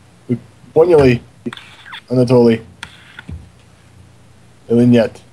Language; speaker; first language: Russian; non-native, fluent; English